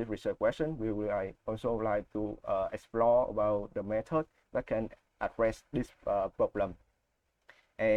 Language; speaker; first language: English; non-native, learner; Vietnamese